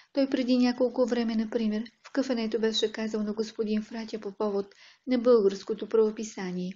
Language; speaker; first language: Bulgarian; native; Bulgarian